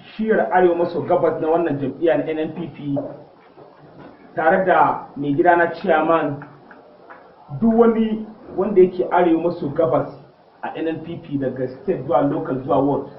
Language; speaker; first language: Hausa; native; Hausa